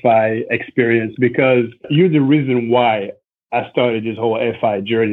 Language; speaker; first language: English; non-native, local second language; Kinyarwanda